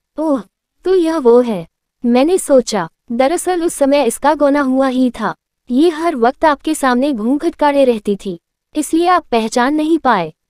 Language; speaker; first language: Hindi; native; Hindi